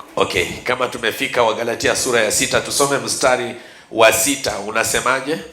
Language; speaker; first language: Swahili; non-native, local second language; Luyia